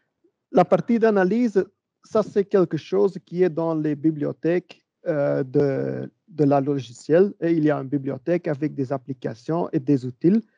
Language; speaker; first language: French; non-native, learner; Dutch